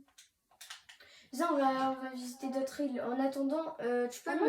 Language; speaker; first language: French; native; French